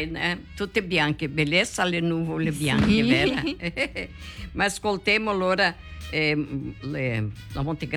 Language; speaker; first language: Italian; early bilingual, heritage; Portuguese